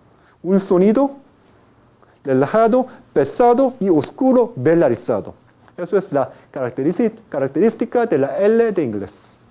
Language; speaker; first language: Spanish; non-native, fluent; Korean